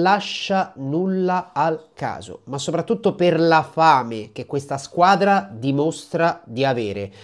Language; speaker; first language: Italian; native; Italian